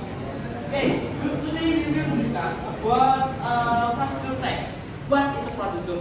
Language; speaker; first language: English; non-native, learner; Indonesian